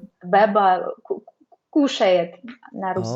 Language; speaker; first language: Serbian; non-native, learner; Russian